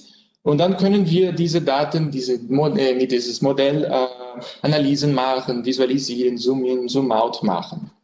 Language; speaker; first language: German; non-native, learner; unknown